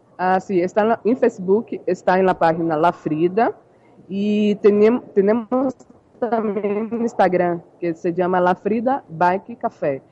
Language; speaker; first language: Spanish; non-native, learner; Portuguese